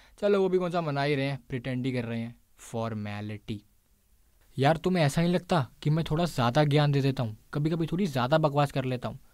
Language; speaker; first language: Hindi; native; Hindi